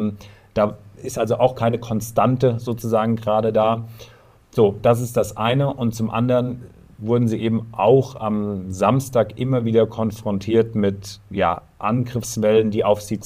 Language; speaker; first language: German; native; German